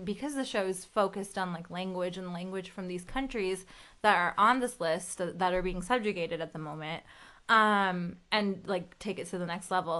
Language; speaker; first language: English; early bilingual, other home language; Urdu